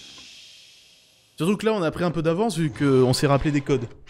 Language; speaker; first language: French; native; French